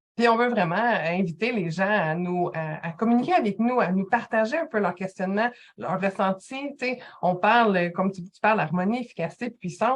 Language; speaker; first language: French; native; French